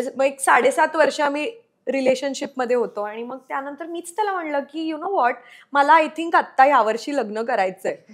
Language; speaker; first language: Marathi; non-native, local second language; Marwari